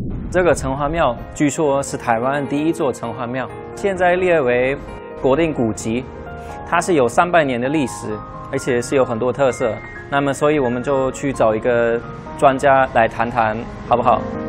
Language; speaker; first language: Chinese; non-native, fluent; German